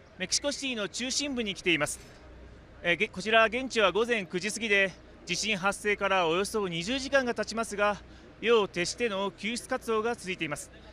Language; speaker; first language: Japanese; native; Japanese